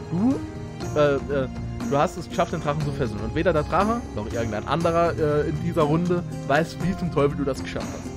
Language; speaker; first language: German; native; German